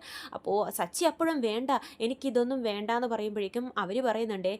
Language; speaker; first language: Malayalam; native; Malayalam